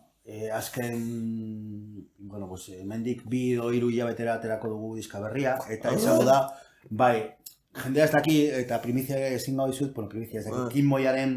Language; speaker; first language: Basque; non-native, local second language; Spanish